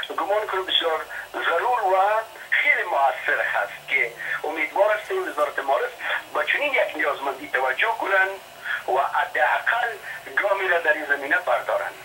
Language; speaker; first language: Persian; non-native, local second language; Shughni